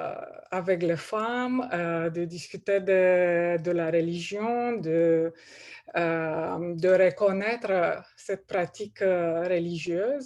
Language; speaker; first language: French; non-native, fluent; Romanian